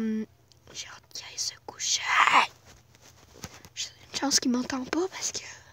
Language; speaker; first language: French; native; French